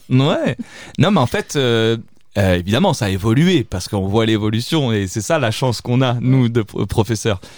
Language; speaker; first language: French; early bilingual, other home language; Italian